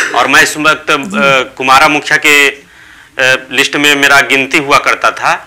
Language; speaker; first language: Hindi; native; Hindi